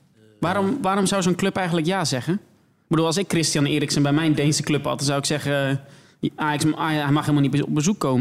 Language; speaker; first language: Dutch; native; Dutch